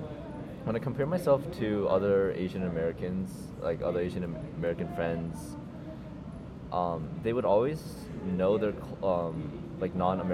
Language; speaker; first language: English; native; English